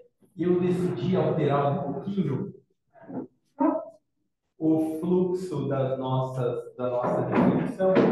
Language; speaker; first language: Portuguese; native; Portuguese